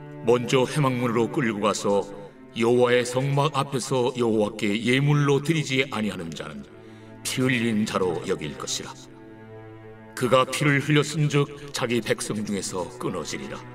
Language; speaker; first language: Korean; native; Korean